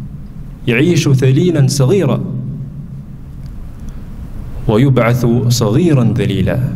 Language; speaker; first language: Arabic; non-native, fluent; Indonesian